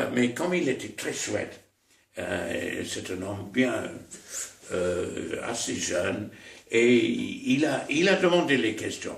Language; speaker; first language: French; non-native, fluent; English